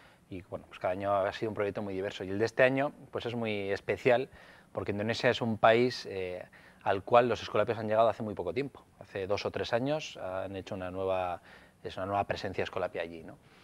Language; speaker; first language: Spanish; native; Spanish